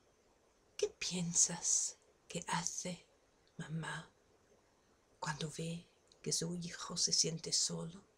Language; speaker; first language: Spanish; non-native, fluent; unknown